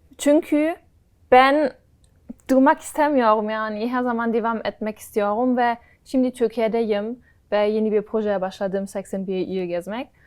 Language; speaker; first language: Turkish; non-native, learner; German